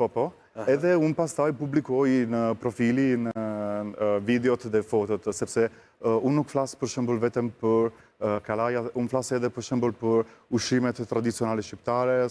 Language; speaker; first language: Albanian; non-native, learner; Italian